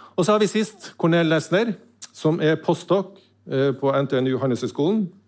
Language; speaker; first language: Norwegian; native; Norwegian